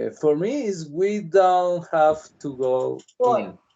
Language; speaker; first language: English; non-native, learner; Spanish